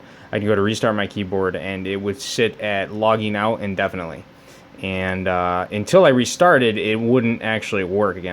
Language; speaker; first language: English; native; English